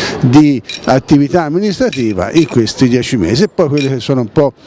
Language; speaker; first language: Italian; native; Italian